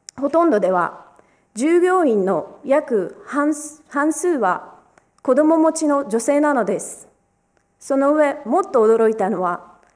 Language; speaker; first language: Japanese; early bilingual, other home language; Romanian